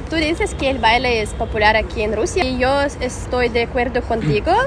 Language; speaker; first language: Spanish; non-native, fluent; Russian